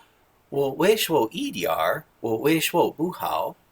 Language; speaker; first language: Chinese; non-native, learner; English